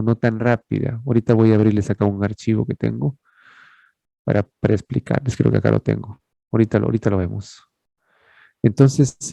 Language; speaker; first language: Spanish; native; Spanish